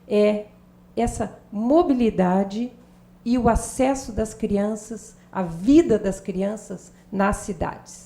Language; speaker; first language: Portuguese; native; Portuguese